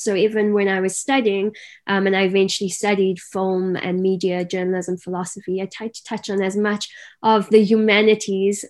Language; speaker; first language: English; native; English